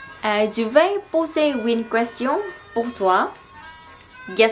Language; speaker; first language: French; non-native, learner; Korean